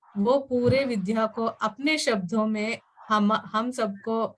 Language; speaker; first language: Hindi; non-native, local second language; Telugu